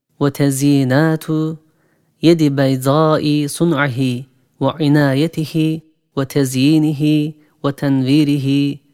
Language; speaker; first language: Arabic; non-native, fluent; Turkish